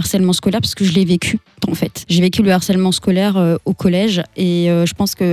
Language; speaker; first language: French; native; French